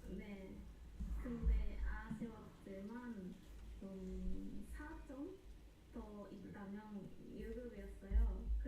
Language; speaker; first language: Korean; non-native, fluent; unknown